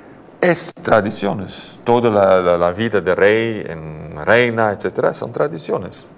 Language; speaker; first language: Spanish; non-native, learner; Dutch